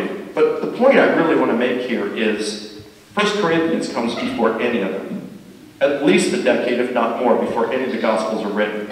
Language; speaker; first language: English; native; English